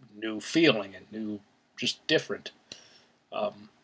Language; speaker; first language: English; native; English